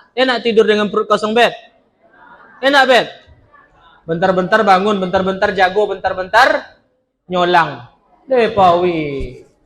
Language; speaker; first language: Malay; non-native, local second language; Minangkabau